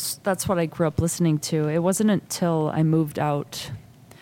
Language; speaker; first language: English; native; English